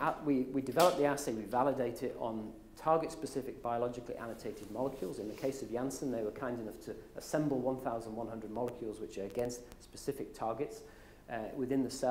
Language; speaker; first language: English; native; English